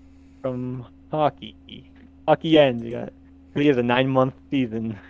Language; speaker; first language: English; native; English